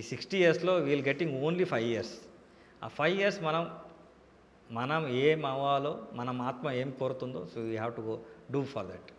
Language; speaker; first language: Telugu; non-native, learner; Kannada